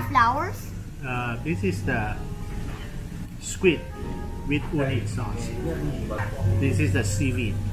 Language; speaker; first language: English; non-native, learner; Thai